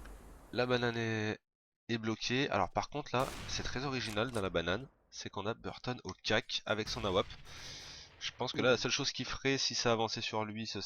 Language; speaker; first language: French; native; French